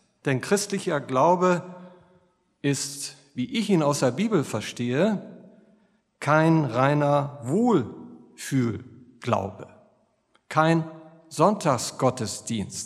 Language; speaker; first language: German; native; German